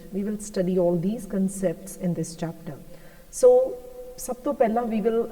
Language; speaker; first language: English; non-native, local second language; Punjabi